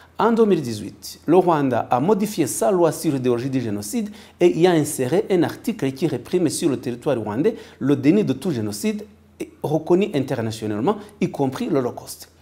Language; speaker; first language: French; non-native, local second language; Kinyarwanda